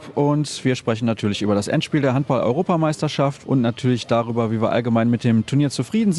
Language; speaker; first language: German; native; German